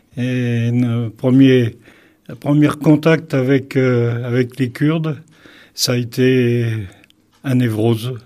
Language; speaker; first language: French; native; French